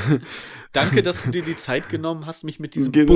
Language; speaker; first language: German; native; German